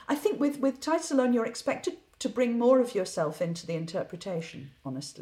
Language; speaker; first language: English; native; English